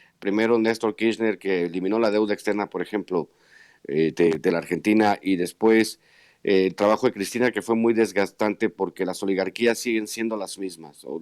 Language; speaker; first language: Spanish; native; Spanish